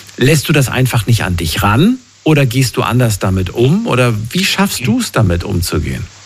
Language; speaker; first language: German; native; German